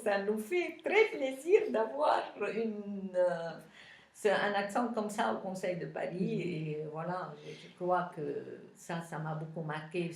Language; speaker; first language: French; non-native, local second language; Arabic